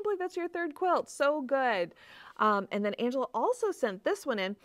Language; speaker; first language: English; native; English